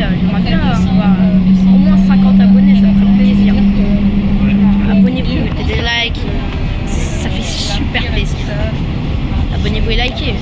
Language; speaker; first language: French; native; French